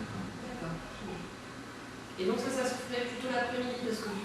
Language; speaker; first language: French; native; French